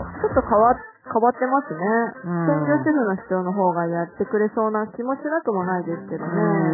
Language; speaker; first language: Japanese; native; Japanese